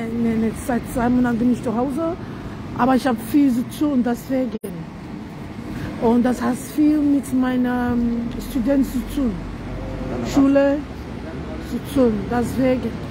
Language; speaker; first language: German; non-native, learner; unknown